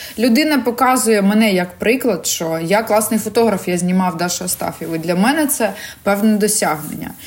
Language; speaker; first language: Ukrainian; non-native, local second language; Russian